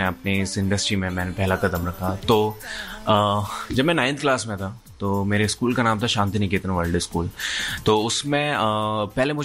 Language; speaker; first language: Hindi; native; Hindi